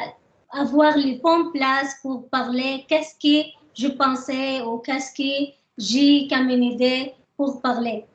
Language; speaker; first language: French; non-native, learner; Arabic